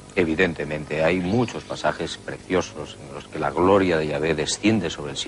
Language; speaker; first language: Spanish; native; Spanish